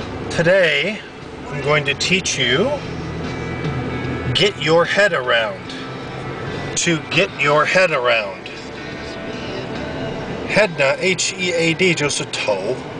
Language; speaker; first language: English; native; English